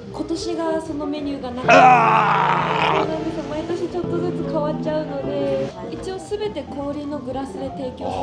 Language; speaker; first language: Japanese; native; Japanese